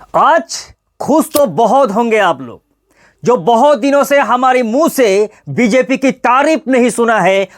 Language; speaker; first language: Hindi; non-native, local second language; Bangla